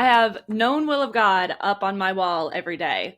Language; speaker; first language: English; native; English